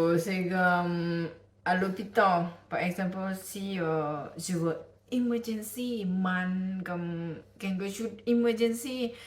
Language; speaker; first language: French; non-native, learner; Thai